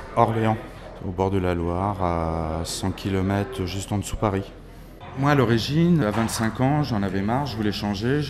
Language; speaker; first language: French; native; French